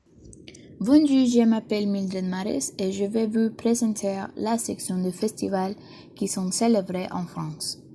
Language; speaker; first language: French; non-native, learner; Spanish